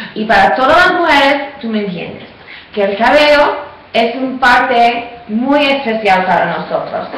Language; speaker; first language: Spanish; non-native, learner; English